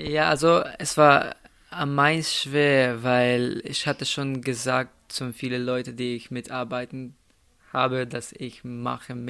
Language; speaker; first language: German; non-native, fluent; Slovenian